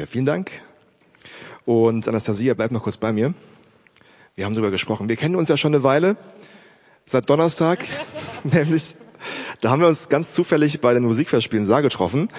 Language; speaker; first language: German; native; German